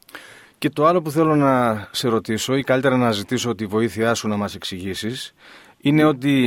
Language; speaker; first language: Greek; native; Greek